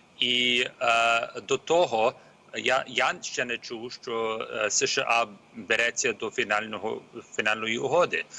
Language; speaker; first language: Ukrainian; early bilingual, heritage; Ukrainian